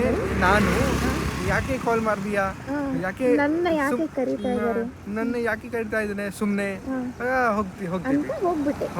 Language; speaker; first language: Kannada; non-native, learner; Hindi